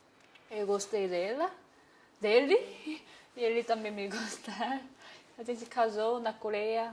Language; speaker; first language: Portuguese; non-native, learner; Korean